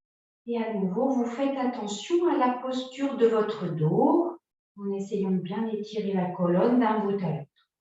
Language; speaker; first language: French; native; French